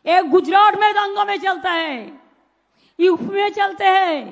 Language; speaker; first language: Hindi; non-native, local second language; Bangla